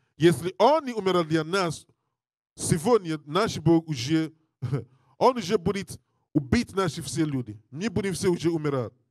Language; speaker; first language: Russian; non-native, learner; English